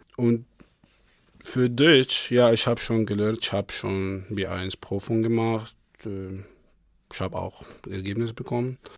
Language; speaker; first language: German; non-native, learner; Arabic